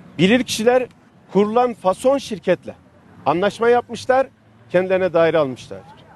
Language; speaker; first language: Turkish; native; Turkish